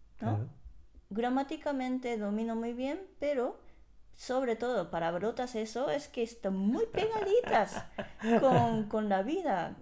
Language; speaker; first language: Spanish; non-native, fluent; Japanese